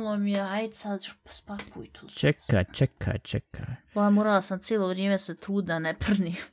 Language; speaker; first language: Bosnian; native; Bosnian